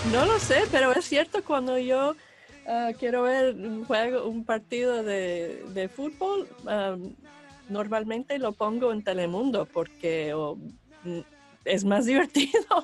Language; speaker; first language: Spanish; non-native, fluent; English